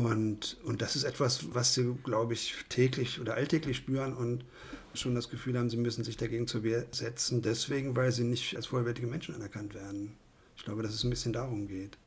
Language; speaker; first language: German; native; German